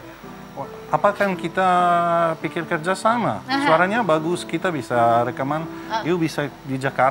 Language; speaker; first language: Indonesian; non-native, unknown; Italian